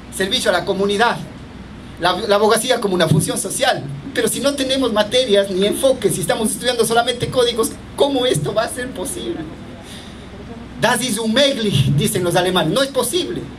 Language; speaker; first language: Spanish; native; Spanish